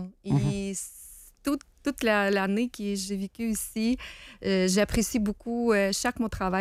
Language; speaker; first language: French; non-native, learner; Ukrainian